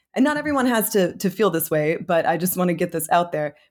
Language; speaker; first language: English; native; English